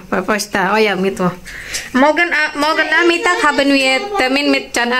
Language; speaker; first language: German; non-native, learner; Indonesian